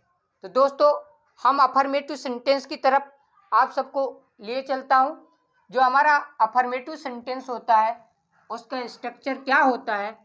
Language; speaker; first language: Hindi; native; Hindi